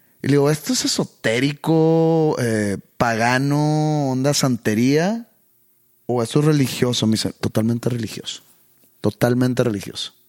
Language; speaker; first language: Spanish; native; Spanish